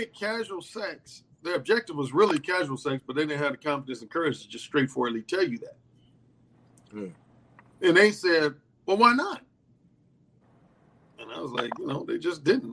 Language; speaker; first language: English; native; English